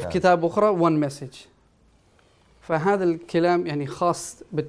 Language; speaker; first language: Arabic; non-native, fluent; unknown